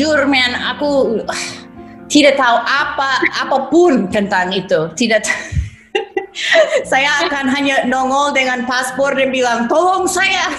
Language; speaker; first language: Indonesian; non-native, fluent; English